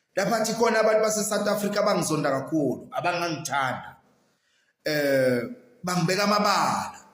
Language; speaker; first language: Zulu; native; Zulu